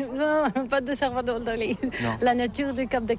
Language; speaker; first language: French; non-native, learner; Bulgarian